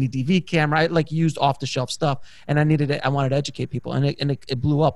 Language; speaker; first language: English; native; English